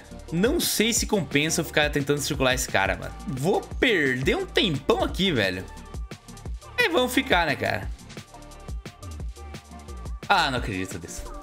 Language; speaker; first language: Portuguese; native; Portuguese